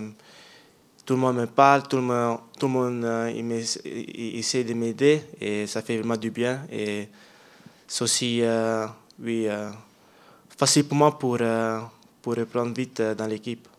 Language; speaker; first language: French; non-native, learner; Dutch